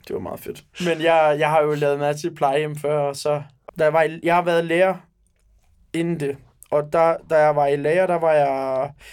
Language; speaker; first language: Danish; early bilingual, other home language; Turkish